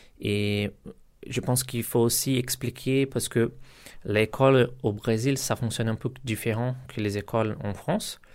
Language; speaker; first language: French; non-native, learner; Portuguese